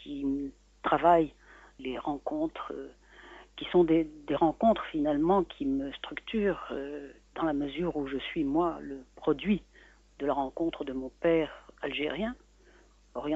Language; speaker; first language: French; native; French